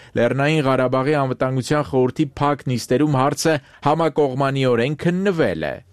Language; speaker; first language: Armenian; native; Armenian